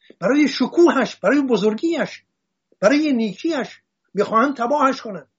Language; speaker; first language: Persian; non-native, local second language; Assyrian Neo-Aramaic